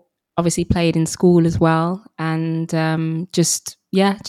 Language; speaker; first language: English; native; English